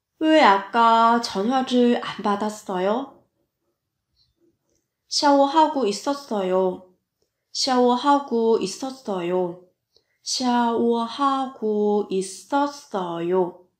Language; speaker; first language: Korean; non-native, fluent; Vietnamese